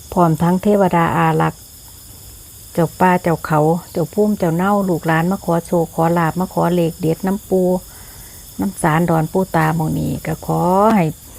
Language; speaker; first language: Thai; native; Thai